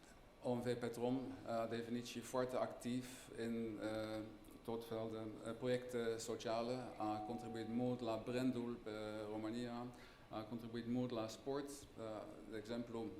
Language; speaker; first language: Romanian; non-native, fluent; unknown